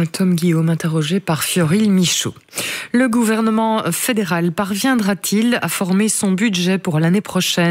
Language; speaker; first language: French; native; French